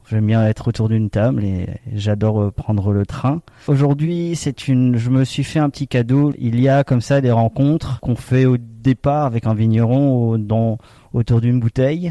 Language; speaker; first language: French; native; French